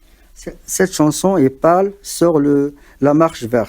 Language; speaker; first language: French; non-native, learner; Arabic